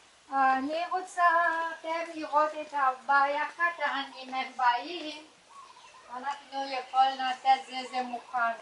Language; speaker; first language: Hebrew; non-native, learner; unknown